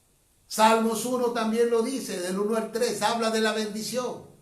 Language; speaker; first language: Spanish; native; Spanish